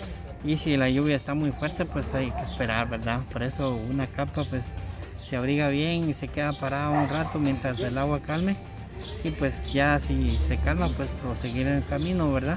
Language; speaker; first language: Spanish; native; Spanish